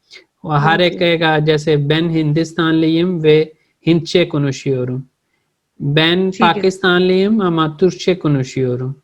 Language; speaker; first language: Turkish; non-native, learner; Urdu